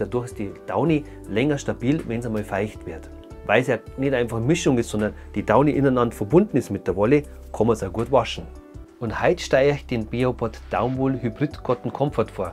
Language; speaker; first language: German; native; German